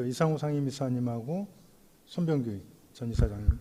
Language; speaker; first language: Korean; native; Korean